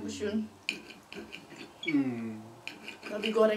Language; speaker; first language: German; non-native, learner; Indonesian